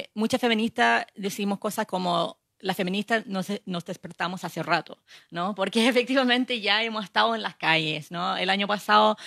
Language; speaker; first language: Spanish; non-native, fluent; English